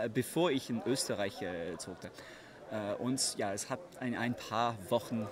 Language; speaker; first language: German; non-native, learner; French